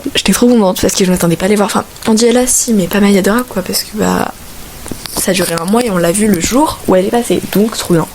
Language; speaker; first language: French; native; French